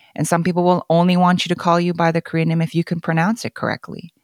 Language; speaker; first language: English; non-native, fluent; Korean